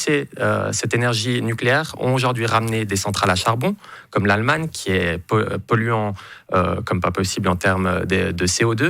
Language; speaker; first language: French; native; French